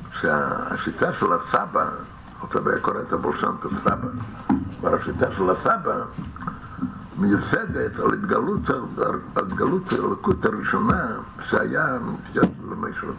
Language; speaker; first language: Hebrew; non-native, fluent; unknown